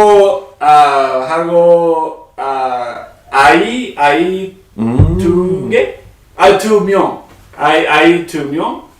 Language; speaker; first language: Korean; non-native, learner; English